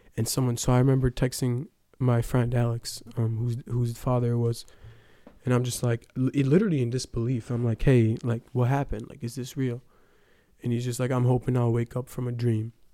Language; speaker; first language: English; early bilingual, other home language; Ukrainian